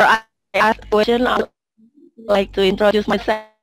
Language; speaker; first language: English; non-native, learner; Indonesian